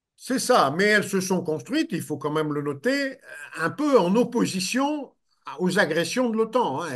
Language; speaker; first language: French; native; French